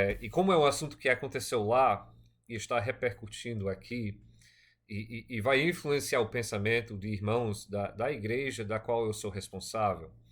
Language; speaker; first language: Portuguese; non-native, fluent; English